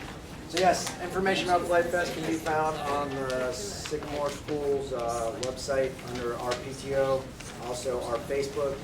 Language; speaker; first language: English; native; English